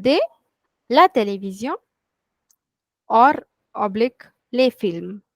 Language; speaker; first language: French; non-native, fluent; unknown